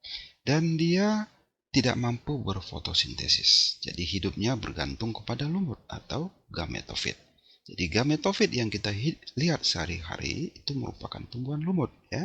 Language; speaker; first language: Indonesian; native; Indonesian